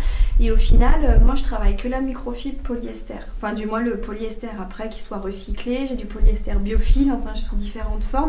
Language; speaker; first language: French; native; French